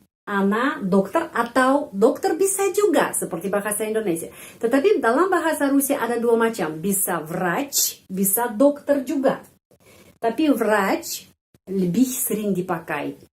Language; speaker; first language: Indonesian; non-native, fluent; Russian